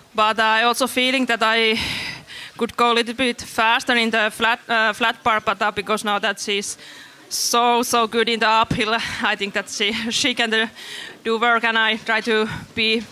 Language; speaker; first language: English; non-native, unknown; Finnish